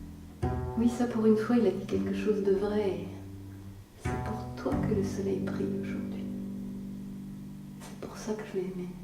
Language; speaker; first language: French; native; French